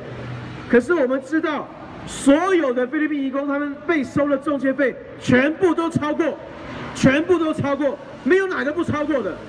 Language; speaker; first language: Chinese; native; Chinese